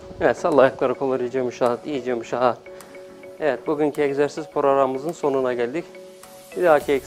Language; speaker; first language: Turkish; native; Turkish